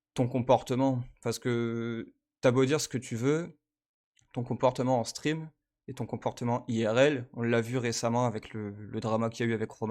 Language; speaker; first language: French; native; French